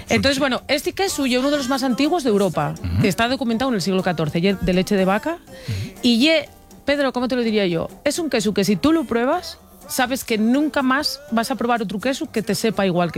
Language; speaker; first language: Spanish; native; Spanish